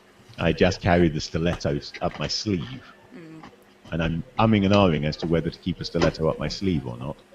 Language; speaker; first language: English; native; English